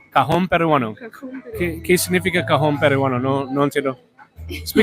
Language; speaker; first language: Spanish; non-native, learner; English